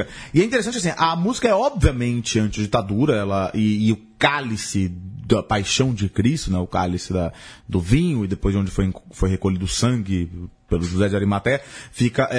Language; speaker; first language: Portuguese; native; Portuguese